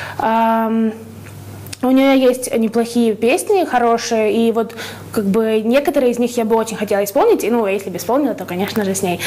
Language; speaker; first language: Russian; native; Russian